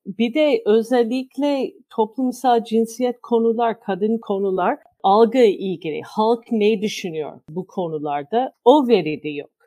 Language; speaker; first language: Turkish; non-native, fluent; English